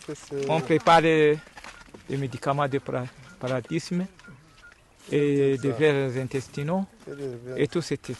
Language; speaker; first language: French; non-native, local second language; Kinyarwanda